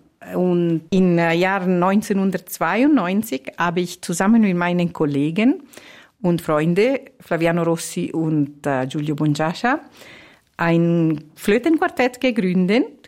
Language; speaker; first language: German; non-native, fluent; Italian